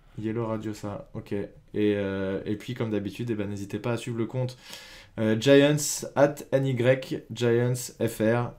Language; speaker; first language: French; native; French